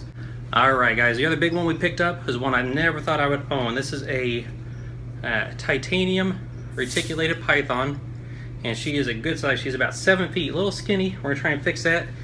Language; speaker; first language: English; native; English